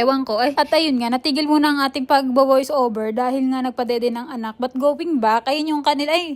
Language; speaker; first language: Filipino; native; Filipino